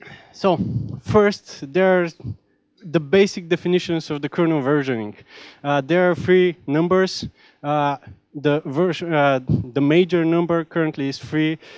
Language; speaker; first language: English; non-native, fluent; Bulgarian